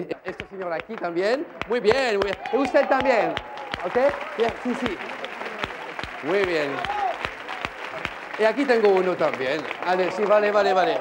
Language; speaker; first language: Spanish; non-native, learner; French